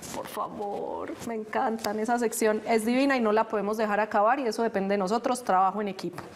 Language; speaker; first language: Spanish; native; Spanish